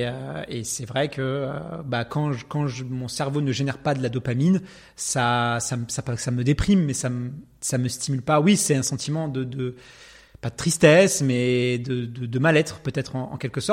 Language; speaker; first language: French; native; French